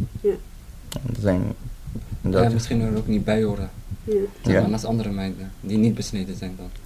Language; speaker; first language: Dutch; early bilingual, other home language; Somali